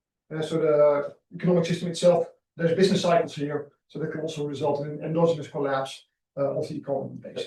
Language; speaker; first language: English; non-native, fluent; Dutch